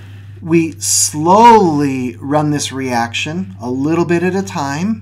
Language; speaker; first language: English; native; English